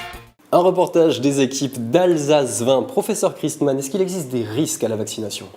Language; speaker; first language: French; native; French